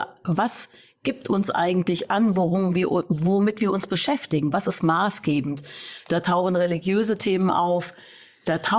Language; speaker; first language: German; native; German